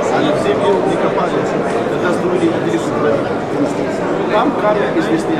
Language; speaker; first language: Russian; non-native, fluent; Arabic